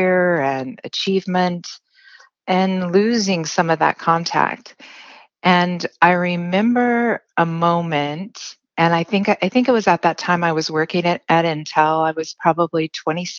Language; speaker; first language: English; native; English